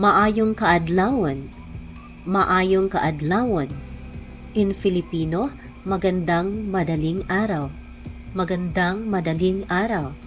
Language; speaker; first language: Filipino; non-native, local second language; Cebuano